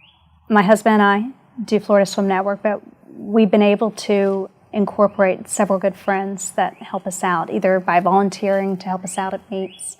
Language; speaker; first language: English; native; English